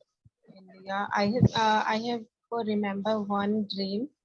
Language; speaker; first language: English; non-native, learner; Hindi